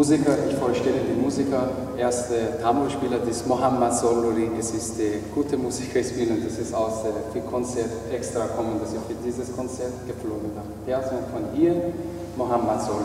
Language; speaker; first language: German; non-native, learner; Persian